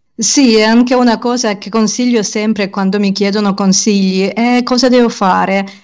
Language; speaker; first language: Italian; non-native, fluent; Russian